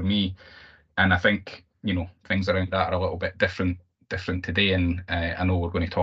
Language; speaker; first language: English; native; English